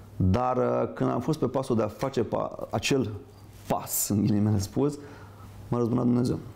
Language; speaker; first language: Romanian; native; Romanian